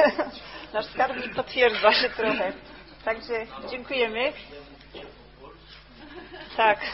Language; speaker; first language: Polish; native; Polish